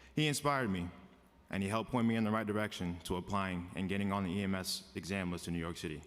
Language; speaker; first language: English; native; English